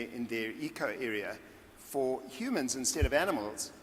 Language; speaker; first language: English; native; English